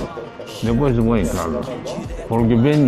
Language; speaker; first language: Portuguese; non-native, fluent; Japanese